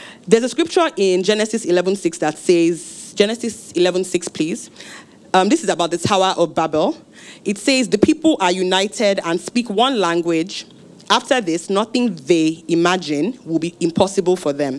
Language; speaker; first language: English; non-native, local second language; Yoruba